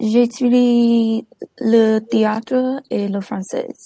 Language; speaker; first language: French; non-native, learner; English